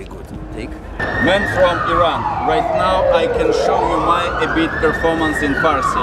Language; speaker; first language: English; non-native, learner; Russian